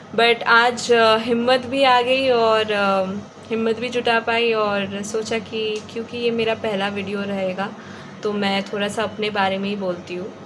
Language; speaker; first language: Hindi; non-native, local second language; Bangla